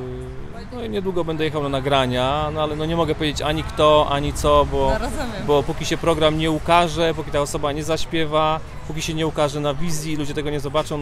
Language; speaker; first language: Polish; native; Polish